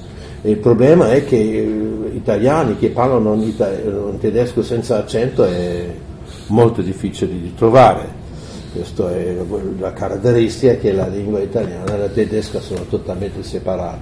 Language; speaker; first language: Italian; non-native, fluent; German